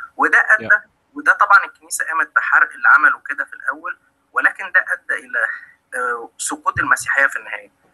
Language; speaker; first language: Arabic; native; Arabic